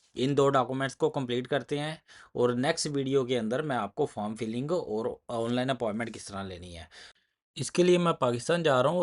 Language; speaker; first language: Urdu; non-native, local second language; Punjabi